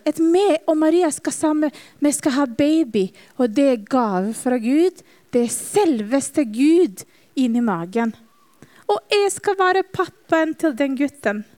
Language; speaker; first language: Norwegian; non-native, fluent; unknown